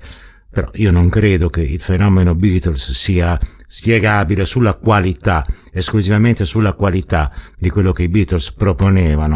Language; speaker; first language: Italian; native; Italian